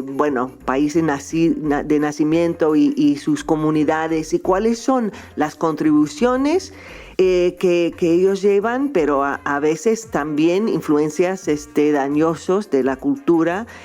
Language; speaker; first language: Spanish; non-native, fluent; English